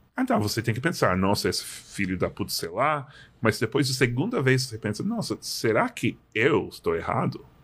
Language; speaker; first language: Portuguese; non-native, fluent; English